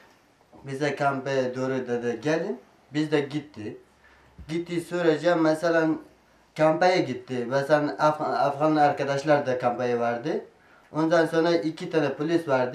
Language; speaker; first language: Turkish; non-native, learner; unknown